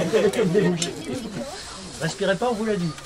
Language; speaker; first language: French; native; French